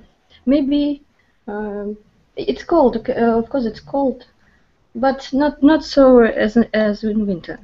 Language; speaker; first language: English; non-native, learner; Russian